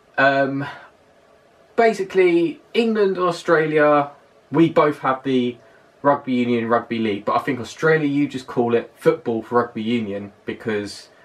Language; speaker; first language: English; native; English